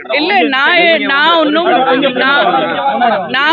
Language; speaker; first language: Tamil; non-native, learner; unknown